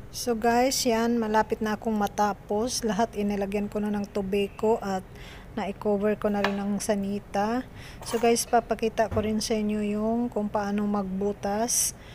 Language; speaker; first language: Filipino; non-native, local second language; Cebuano